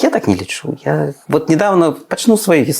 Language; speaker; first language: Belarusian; native; Belarusian